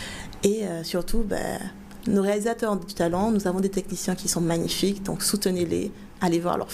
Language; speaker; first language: French; native; French